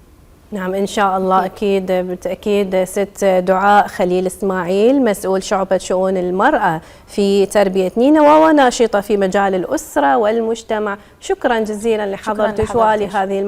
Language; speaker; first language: Arabic; native; Arabic